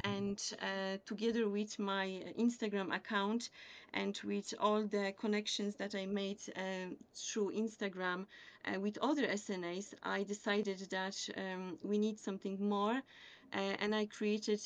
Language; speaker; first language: English; non-native, fluent; Polish